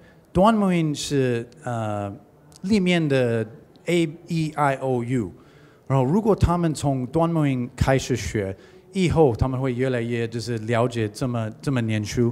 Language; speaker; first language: Chinese; non-native, learner; English